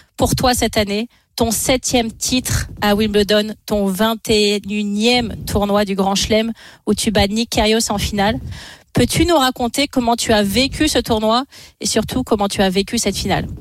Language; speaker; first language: French; native; French